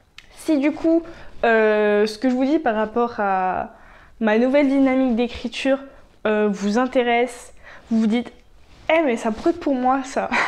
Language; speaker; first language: French; native; French